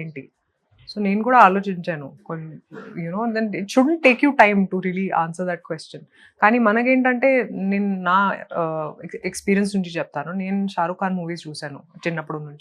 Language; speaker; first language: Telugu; non-native, local second language; Hindi